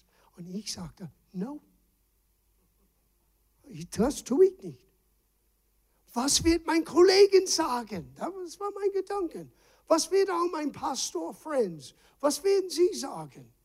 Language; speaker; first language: German; non-native, fluent; English